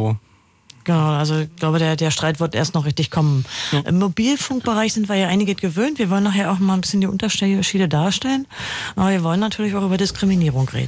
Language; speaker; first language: German; native; German